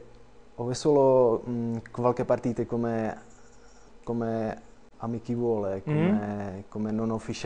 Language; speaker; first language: Italian; non-native, learner; Czech